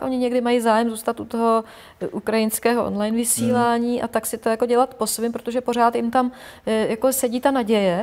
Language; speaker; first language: Czech; native; Czech